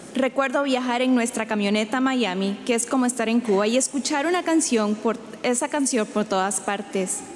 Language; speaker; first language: Spanish; early bilingual, heritage; Spanish